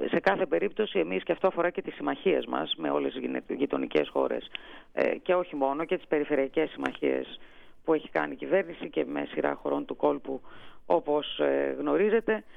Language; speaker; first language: Greek; native; Greek